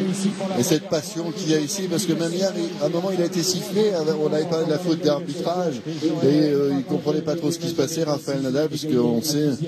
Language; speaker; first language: French; native; French